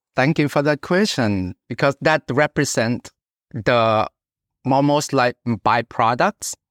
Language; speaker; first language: English; non-native, fluent; Thai